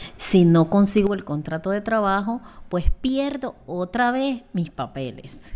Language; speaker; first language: Spanish; native; Spanish